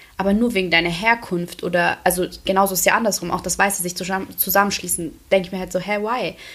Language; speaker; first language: German; native; German